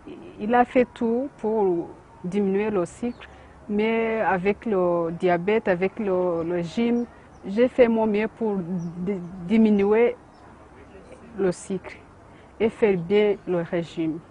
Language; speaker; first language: French; non-native, learner; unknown